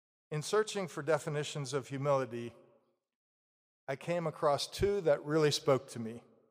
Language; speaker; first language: English; native; English